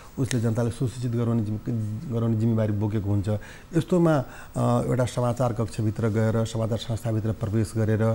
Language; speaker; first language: Nepali; non-native, local second language; Maithili